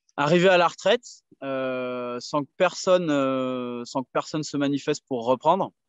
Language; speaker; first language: French; native; French